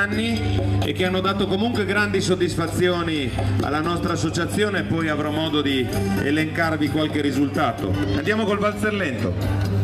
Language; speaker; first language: Italian; native; Italian